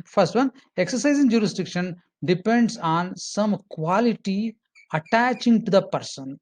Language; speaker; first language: English; non-native, local second language; Kannada